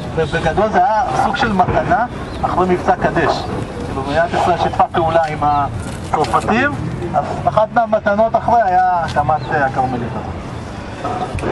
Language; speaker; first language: Hebrew; early bilingual, other home language; Russian